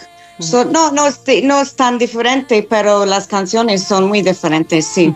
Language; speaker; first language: Spanish; non-native, fluent; English